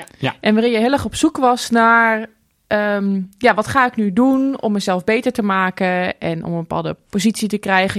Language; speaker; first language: Dutch; native; Dutch